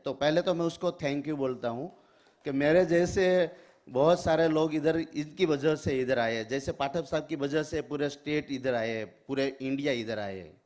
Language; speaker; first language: Hindi; non-native, local second language; Gujarati